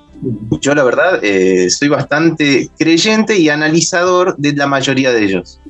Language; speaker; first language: Spanish; native; Spanish